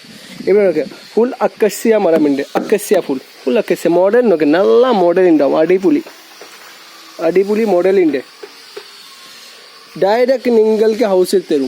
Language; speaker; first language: Malayalam; non-native, learner; Hindi